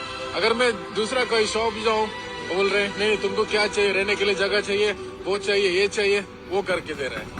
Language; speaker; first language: Hindi; non-native, local second language; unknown